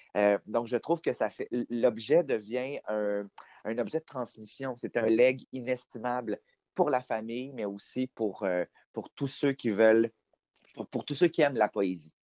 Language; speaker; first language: French; native; French